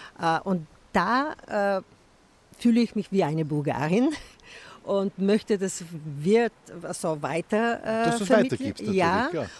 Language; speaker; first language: German; non-native, fluent; Bulgarian